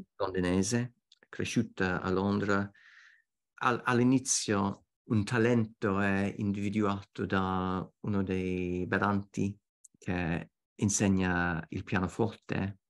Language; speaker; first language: Italian; non-native, fluent; English